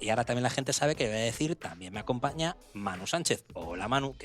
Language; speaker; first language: Spanish; native; Spanish